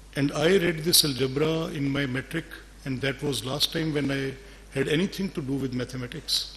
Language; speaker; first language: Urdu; non-native, local second language; Punjabi